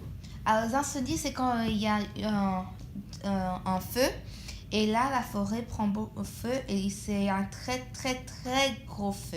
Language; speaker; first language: French; non-native, fluent; English